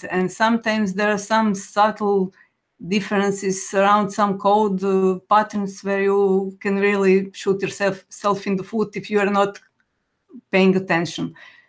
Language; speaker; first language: English; non-native, fluent; Croatian